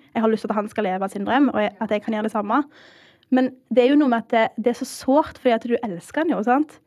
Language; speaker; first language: Norwegian; early bilingual, heritage; Norwegian